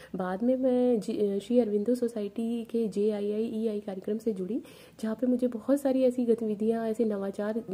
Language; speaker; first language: Hindi; native; Hindi